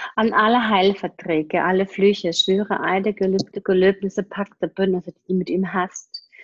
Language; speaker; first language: German; native; German